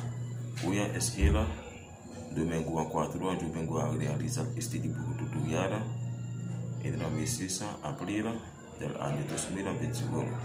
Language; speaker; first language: Spanish; non-native, learner; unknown